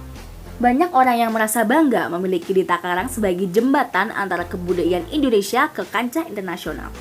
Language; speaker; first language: Indonesian; native; Indonesian